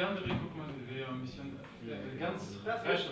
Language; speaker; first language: German; non-native, local second language; French